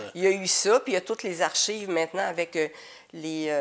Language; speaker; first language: French; native; French